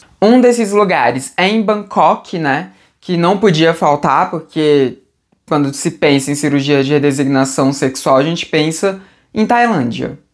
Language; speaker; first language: Portuguese; native; Portuguese